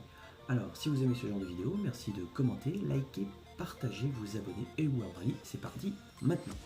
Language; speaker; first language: French; native; French